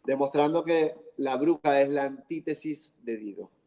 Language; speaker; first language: Spanish; non-native, fluent; English